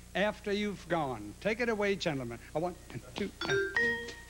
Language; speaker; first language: English; native; English